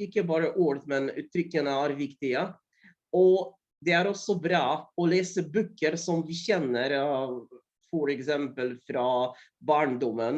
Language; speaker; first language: Norwegian; non-native, fluent; Polish